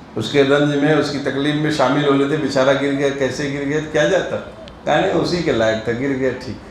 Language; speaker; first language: Urdu; native; Urdu